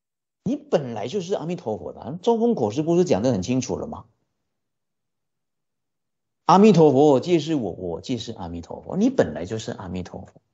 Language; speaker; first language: Chinese; native; Chinese